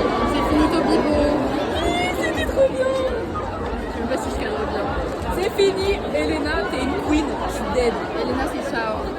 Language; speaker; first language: French; native; French